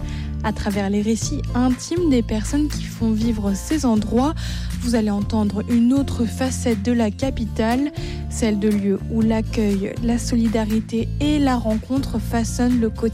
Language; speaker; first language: French; native; French